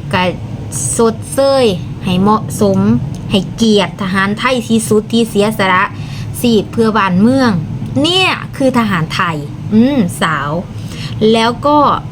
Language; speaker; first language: Thai; non-native, local second language; Lao